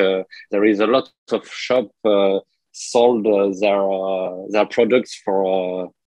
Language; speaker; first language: English; non-native, learner; French